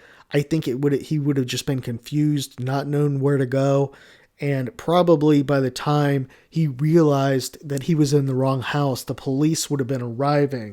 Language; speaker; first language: English; native; English